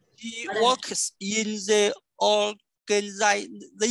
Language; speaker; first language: English; non-native, learner; Vietnamese